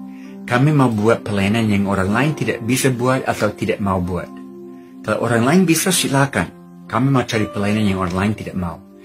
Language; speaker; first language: Indonesian; non-native, fluent; English